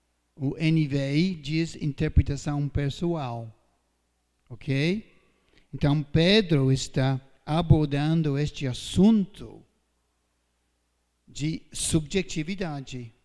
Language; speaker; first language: Portuguese; non-native, fluent; English